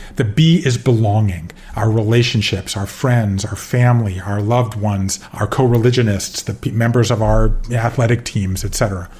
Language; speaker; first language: English; native; English